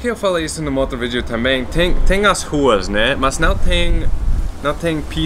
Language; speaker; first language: Portuguese; non-native, fluent; English